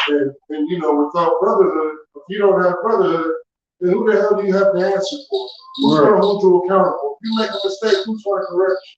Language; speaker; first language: English; native; English